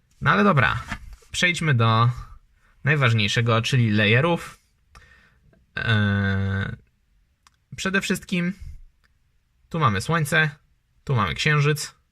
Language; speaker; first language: Polish; native; Polish